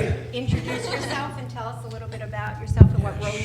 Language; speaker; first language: English; native; English